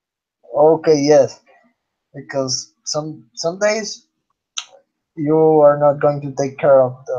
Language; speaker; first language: English; non-native, learner; Spanish